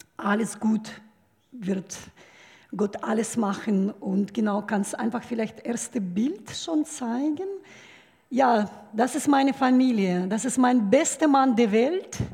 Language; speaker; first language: German; non-native, fluent; Russian